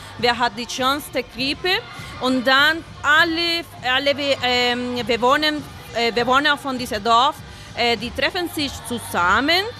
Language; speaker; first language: German; non-native, fluent; Spanish